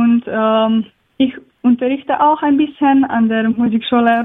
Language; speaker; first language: German; non-native, learner; Slovenian